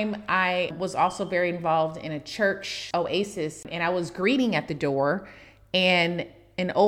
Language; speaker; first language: English; native; English